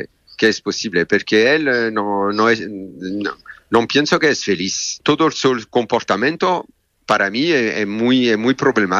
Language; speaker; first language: Spanish; non-native, learner; French